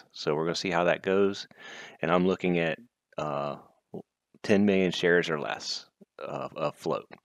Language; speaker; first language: English; native; English